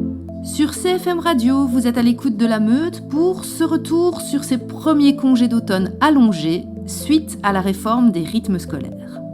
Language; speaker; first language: French; native; French